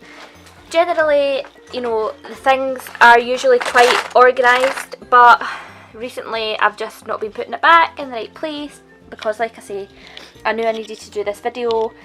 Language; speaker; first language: English; native; English